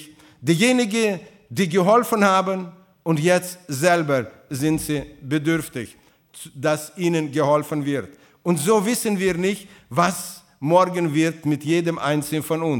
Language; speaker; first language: German; non-native, fluent; Russian